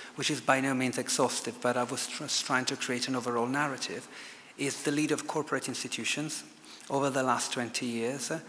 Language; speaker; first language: English; non-native, fluent; Italian